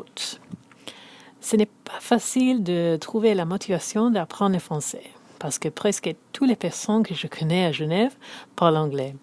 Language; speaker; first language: French; non-native, learner; English